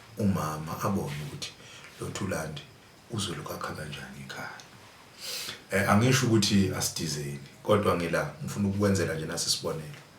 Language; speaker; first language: Zulu; native; Zulu